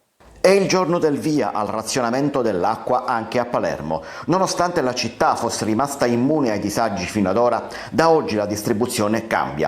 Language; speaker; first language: Italian; native; Italian